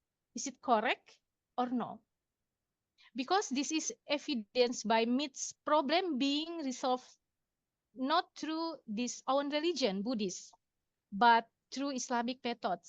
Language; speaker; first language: English; non-native, local second language; Indonesian